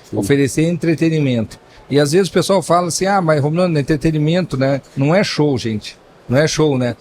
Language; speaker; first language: Portuguese; native; Portuguese